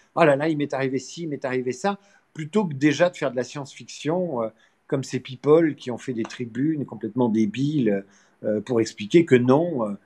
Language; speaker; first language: French; native; French